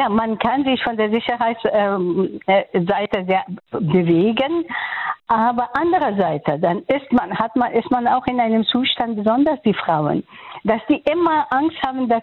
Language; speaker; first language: German; non-native, fluent; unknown